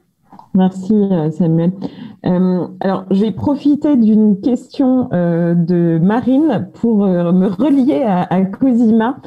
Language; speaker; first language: French; native; French